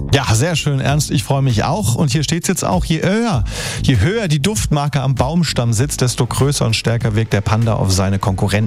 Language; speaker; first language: German; native; German